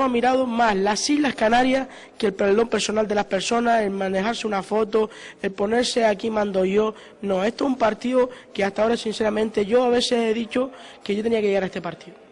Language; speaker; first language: Spanish; native; Spanish